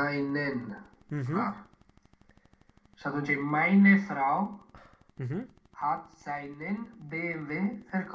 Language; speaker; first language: German; non-native, learner; Romanian